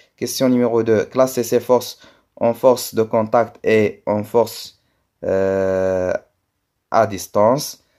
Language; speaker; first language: French; non-native, local second language; Arabic